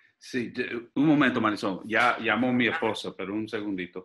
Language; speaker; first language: Spanish; non-native, fluent; English